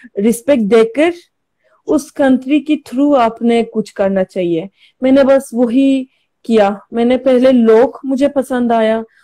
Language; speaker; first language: Hindi; non-native, learner; Turkish